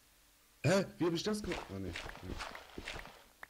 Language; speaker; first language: German; native; German